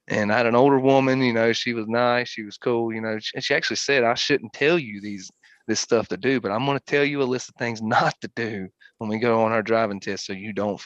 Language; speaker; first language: English; native; English